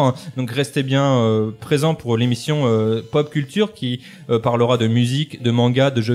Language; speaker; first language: French; native; French